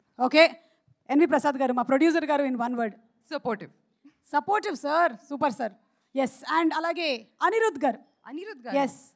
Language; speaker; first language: Telugu; native; Telugu